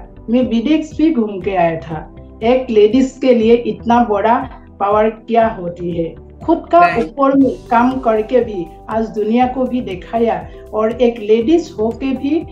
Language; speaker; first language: Hindi; non-native, local second language; Assamese